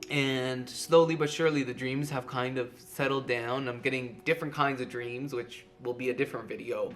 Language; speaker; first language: English; native; English